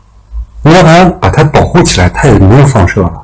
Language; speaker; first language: Chinese; native; Chinese